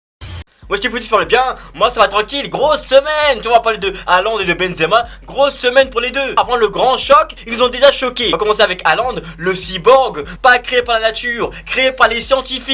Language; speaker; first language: French; native; French